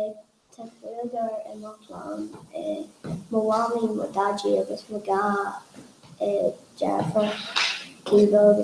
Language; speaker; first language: Irish; non-native, learner; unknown